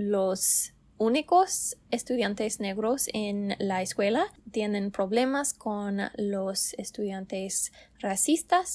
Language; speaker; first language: Spanish; non-native, learner; English